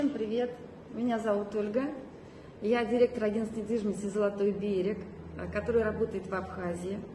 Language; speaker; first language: Russian; native; Russian